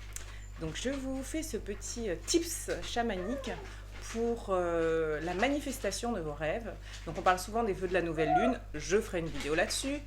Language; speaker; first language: French; native; French